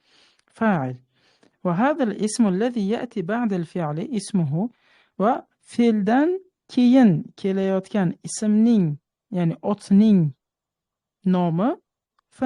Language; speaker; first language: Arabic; non-native, fluent; Uzbek